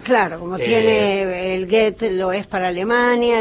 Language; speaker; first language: Spanish; native; Spanish